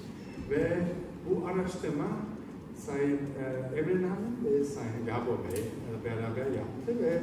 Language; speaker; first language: Turkish; non-native, learner; Hungarian